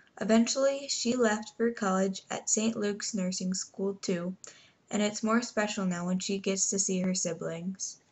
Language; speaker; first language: English; native; English